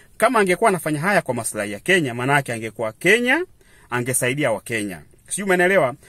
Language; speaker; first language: Swahili; native; Swahili